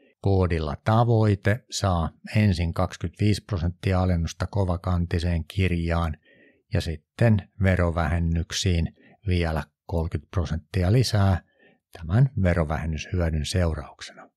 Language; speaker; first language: Finnish; native; Finnish